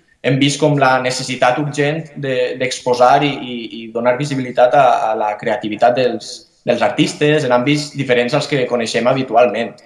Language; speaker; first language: Catalan; native; Catalan